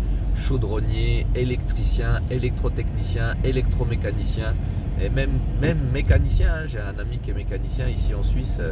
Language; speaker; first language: French; native; French